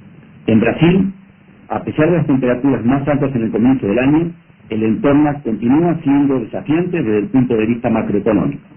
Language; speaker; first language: Spanish; native; Spanish